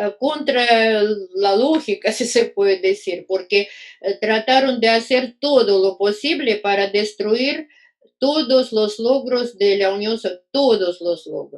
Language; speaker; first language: Spanish; non-native, fluent; Russian